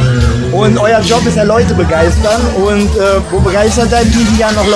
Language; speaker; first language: German; native; German